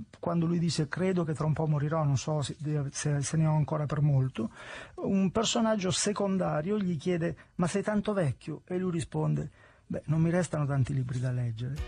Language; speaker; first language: Italian; native; Italian